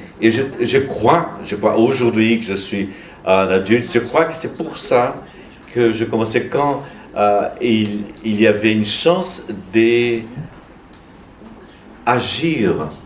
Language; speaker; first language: French; non-native, learner; Portuguese